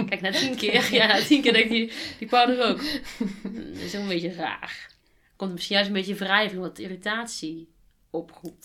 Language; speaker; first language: Dutch; native; Dutch